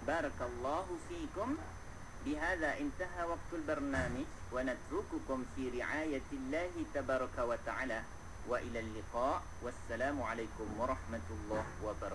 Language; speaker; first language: Arabic; non-native, fluent; Malay